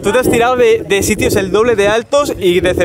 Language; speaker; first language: Spanish; native; Spanish